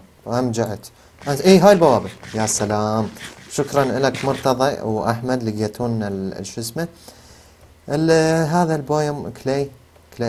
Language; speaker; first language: Arabic; native; Arabic